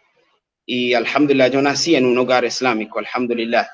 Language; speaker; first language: Spanish; native; Spanish